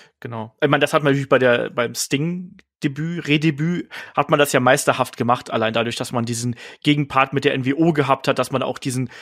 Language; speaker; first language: German; native; German